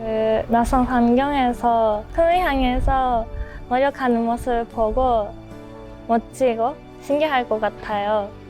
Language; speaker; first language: Korean; non-native, learner; Japanese